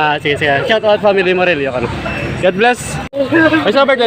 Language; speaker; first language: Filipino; non-native, local second language; Hiligaynon